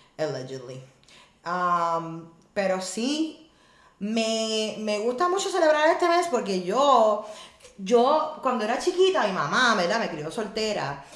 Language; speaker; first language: Spanish; native; Spanish